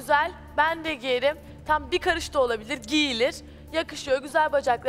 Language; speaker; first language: Turkish; native; Turkish